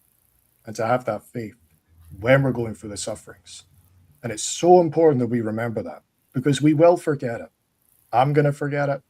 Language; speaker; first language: English; native; English